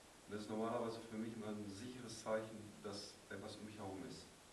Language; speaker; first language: German; native; German